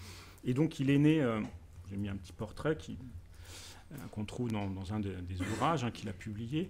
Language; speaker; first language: French; native; French